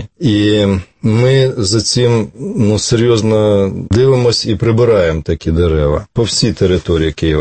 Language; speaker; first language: Ukrainian; native; Ukrainian